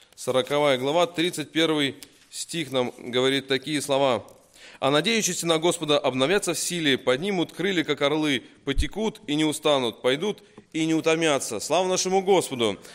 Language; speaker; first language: Russian; native; Russian